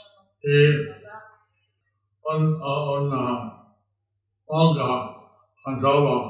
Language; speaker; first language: Spanish; non-native, learner; English